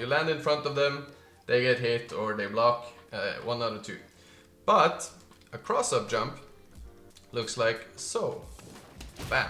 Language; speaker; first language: English; non-native, fluent; Norwegian